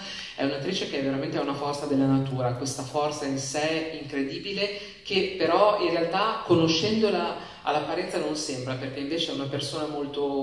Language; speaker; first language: Italian; native; Italian